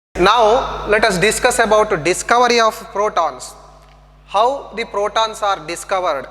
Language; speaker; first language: English; non-native, local second language; Kannada